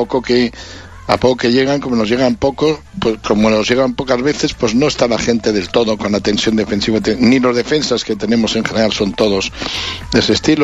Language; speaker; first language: Spanish; native; Spanish